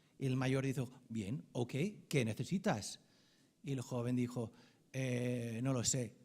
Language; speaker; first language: Spanish; non-native, fluent; English